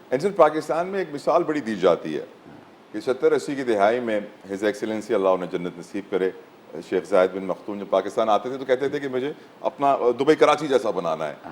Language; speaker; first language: Urdu; native; Urdu